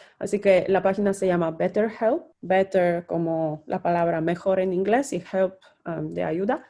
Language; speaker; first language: Spanish; non-native, fluent; Polish